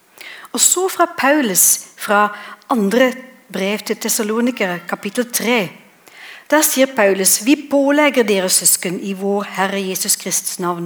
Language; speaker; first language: Norwegian; non-native, fluent; English